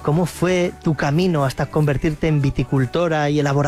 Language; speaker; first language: Spanish; native; Spanish